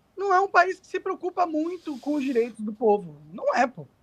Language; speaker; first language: Portuguese; native; Portuguese